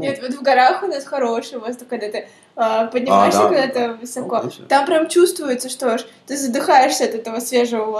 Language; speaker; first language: Russian; native; Russian